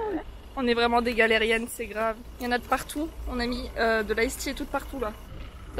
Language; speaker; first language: French; native; French